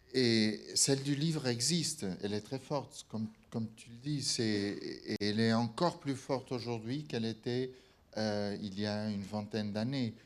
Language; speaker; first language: French; non-native, fluent; Portuguese